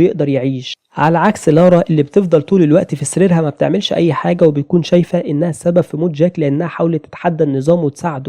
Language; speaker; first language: Arabic; native; Arabic